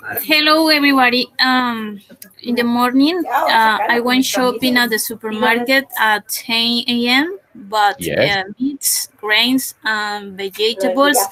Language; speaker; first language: English; non-native, learner; Spanish